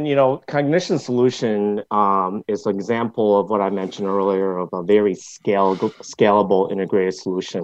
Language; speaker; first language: English; non-native, local second language; Cantonese